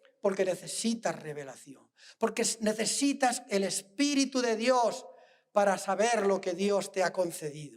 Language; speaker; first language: Spanish; native; Spanish